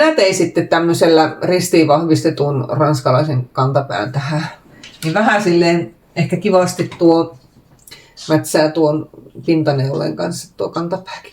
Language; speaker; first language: Finnish; native; Finnish